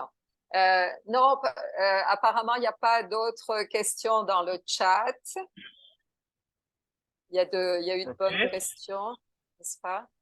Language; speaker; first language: French; non-native, learner; Portuguese